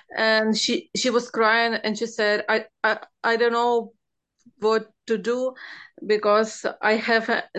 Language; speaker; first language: English; non-native, fluent; Ukrainian